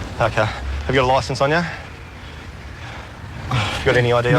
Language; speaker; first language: English; native; English